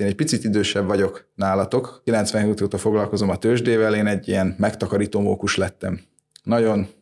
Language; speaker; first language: Hungarian; native; Hungarian